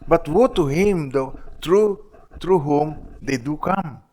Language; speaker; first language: English; non-native, local second language; Filipino